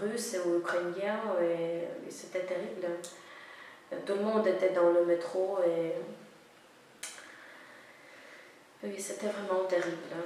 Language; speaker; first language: French; non-native, fluent; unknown